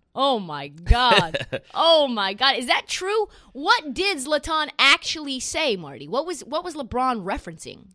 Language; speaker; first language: English; native; English